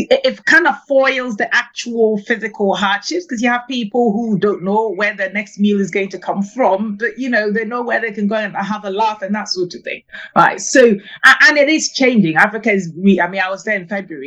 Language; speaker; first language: English; non-native, local second language; Akan